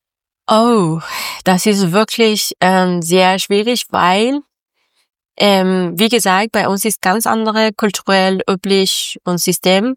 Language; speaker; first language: German; non-native, learner; Persian